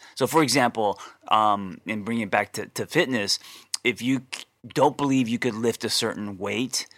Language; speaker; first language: English; native; English